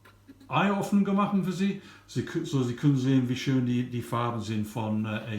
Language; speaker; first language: German; non-native, learner; English